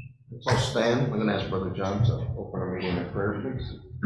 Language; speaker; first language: English; native; English